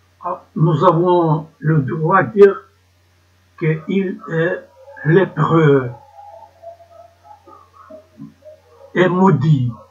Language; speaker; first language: French; non-native, learner; Ukrainian